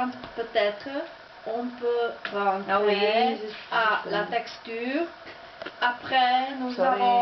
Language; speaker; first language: French; non-native, learner; Czech